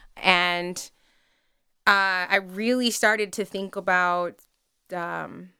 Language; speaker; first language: English; native; English